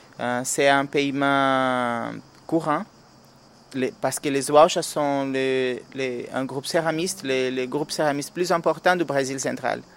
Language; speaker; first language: French; non-native, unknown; Portuguese